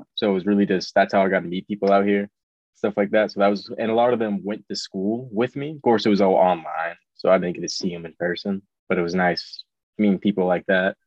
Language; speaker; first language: English; native; English